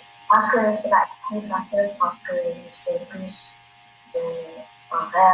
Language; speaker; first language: French; non-native, learner; English